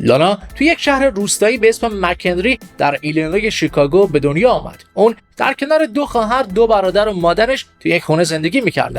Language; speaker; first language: Persian; native; Persian